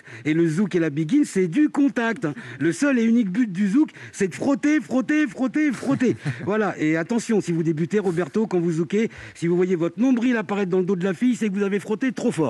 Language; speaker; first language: French; native; French